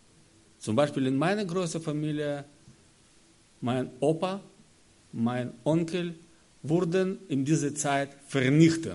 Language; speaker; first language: German; non-native, learner; Russian